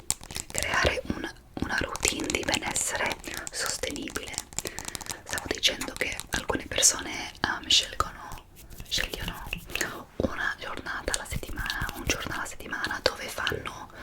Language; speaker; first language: Italian; non-native, fluent; English